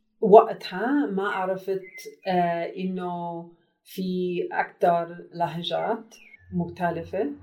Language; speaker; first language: Arabic; non-native, learner; English